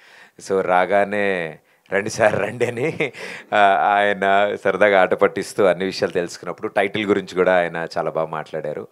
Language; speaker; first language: Telugu; native; Telugu